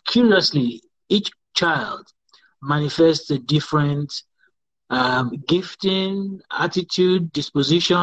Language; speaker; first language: English; non-native, local second language; Yoruba